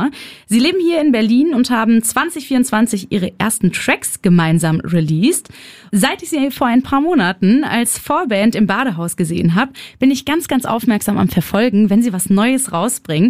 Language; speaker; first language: German; native; German